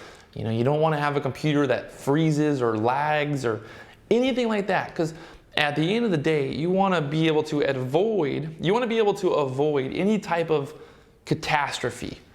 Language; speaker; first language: English; native; English